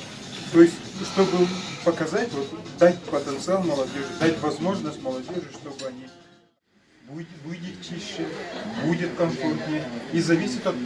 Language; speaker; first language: Russian; non-native, local second language; Yakut